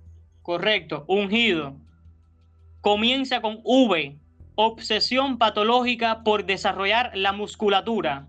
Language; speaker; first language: Spanish; native; Spanish